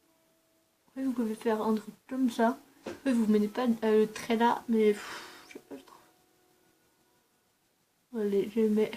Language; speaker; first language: French; early bilingual, other home language; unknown